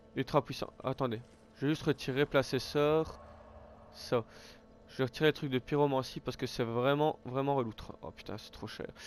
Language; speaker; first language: French; native; French